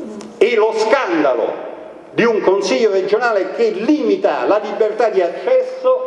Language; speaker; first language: Italian; native; Italian